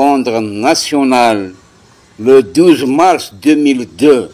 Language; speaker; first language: French; non-native, local second language; Kabyle